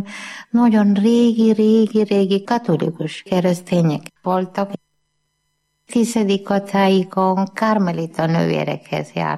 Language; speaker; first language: Hungarian; non-native, learner; Malayalam